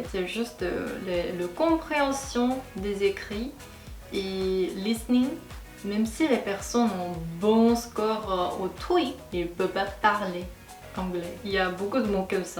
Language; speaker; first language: French; non-native, fluent; Korean